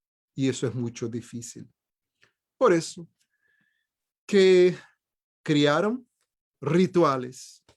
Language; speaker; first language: Spanish; non-native, fluent; Portuguese